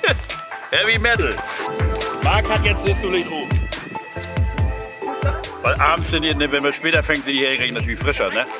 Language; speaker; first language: German; native; German